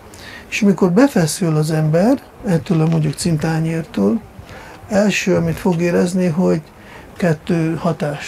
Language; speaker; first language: Hungarian; non-native, fluent; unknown